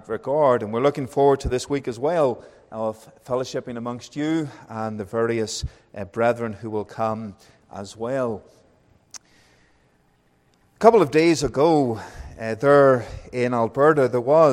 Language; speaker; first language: English; native; English